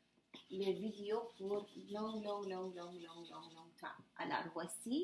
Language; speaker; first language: French; non-native, fluent; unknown